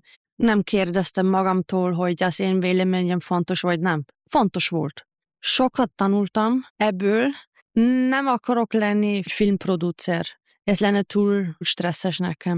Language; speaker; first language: Hungarian; non-native, fluent; German